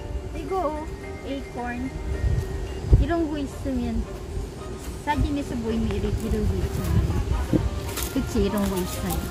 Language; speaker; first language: Korean; non-native, fluent; Filipino